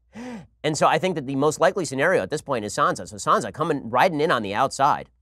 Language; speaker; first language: English; native; English